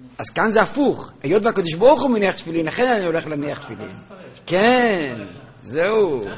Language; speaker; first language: Hebrew; non-native, local second language; Yiddish